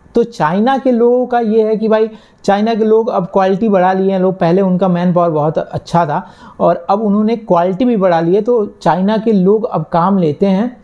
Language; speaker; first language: Hindi; native; Hindi